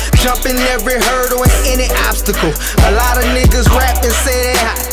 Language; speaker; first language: English; native; English